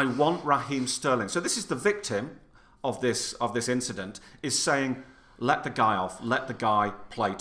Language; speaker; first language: English; native; English